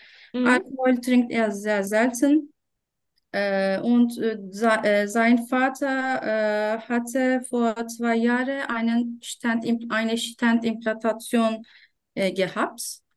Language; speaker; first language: German; non-native, fluent; Turkish